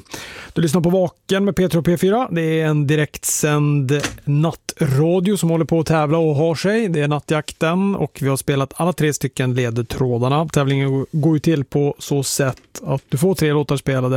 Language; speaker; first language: Swedish; native; Swedish